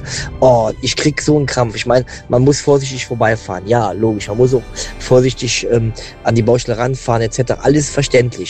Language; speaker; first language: German; native; German